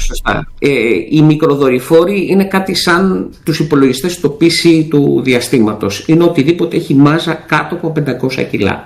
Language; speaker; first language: Greek; native; Greek